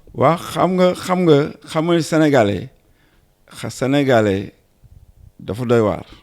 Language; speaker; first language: Wolof; native; Wolof